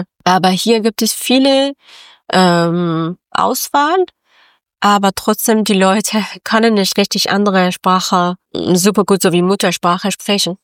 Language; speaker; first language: German; non-native, learner; Persian